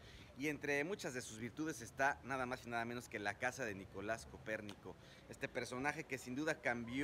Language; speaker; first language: Spanish; native; Spanish